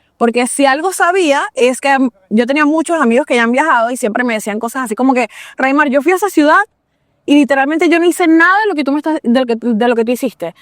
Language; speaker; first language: Spanish; native; Spanish